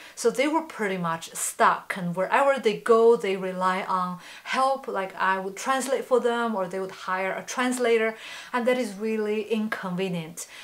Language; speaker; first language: English; non-native, fluent; Chinese